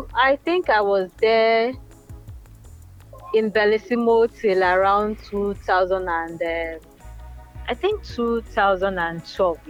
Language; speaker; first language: English; non-native, local second language; Yoruba